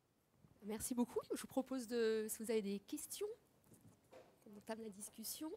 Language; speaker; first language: French; native; French